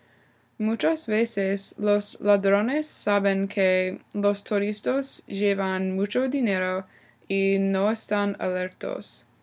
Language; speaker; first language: Spanish; non-native, learner; English